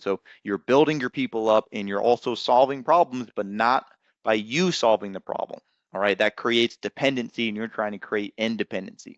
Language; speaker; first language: English; native; English